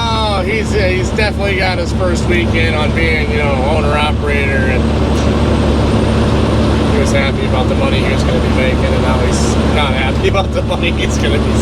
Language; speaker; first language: English; native; English